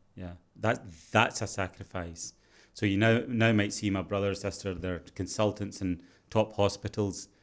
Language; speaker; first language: English; early bilingual, other home language; Urdu